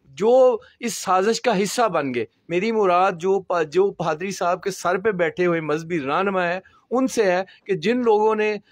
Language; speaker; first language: Urdu; non-native, local second language; Punjabi